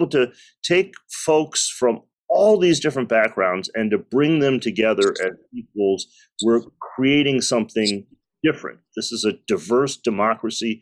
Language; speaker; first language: English; native; English